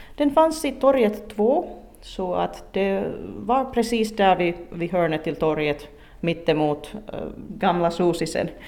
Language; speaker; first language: Swedish; native; Swedish